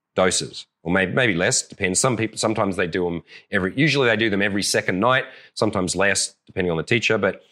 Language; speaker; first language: English; native; English